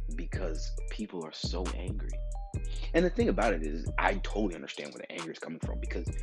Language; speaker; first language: English; native; English